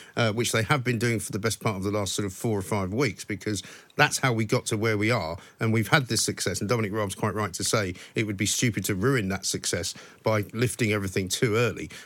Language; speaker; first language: English; native; English